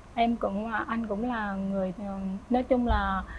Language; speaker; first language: Vietnamese; native; Vietnamese